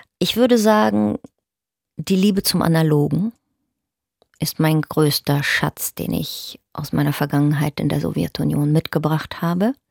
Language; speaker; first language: German; early bilingual, other home language; Russian